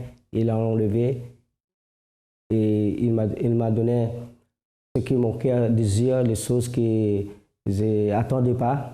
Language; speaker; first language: French; non-native, fluent; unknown